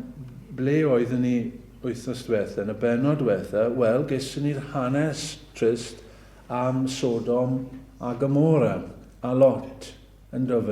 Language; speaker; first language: Welsh; native; Welsh